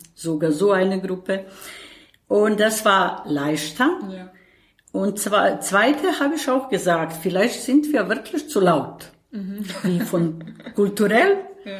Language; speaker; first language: German; non-native, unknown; Bosnian